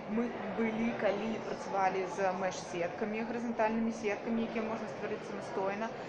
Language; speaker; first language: Belarusian; native; Belarusian